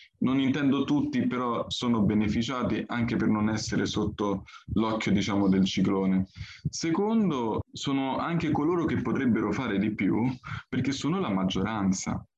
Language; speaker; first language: Italian; early bilingual, other home language; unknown